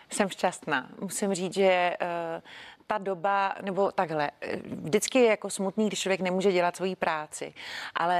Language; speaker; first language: Czech; native; Czech